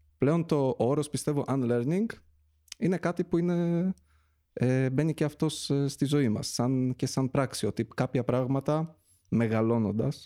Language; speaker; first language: Greek; early bilingual, other home language; Polish